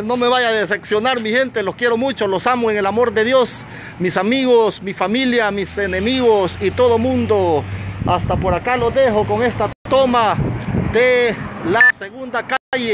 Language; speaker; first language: Spanish; native; Spanish